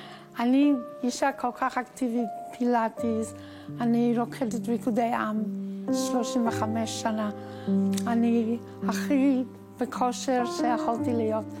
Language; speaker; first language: Hebrew; non-native, fluent; English